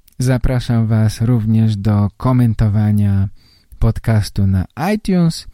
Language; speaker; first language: Polish; native; Polish